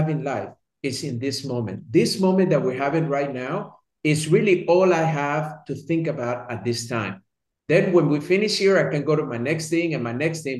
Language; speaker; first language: English; early bilingual, other home language; Spanish